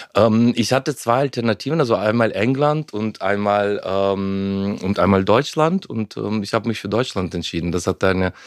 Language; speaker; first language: German; non-native, fluent; Ukrainian